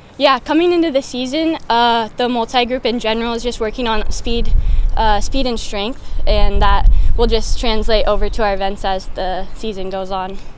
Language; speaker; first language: English; native; English